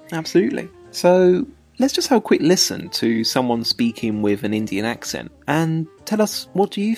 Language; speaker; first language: English; native; English